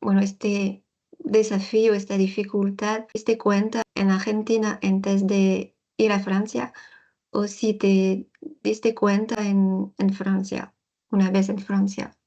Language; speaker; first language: Spanish; non-native, learner; French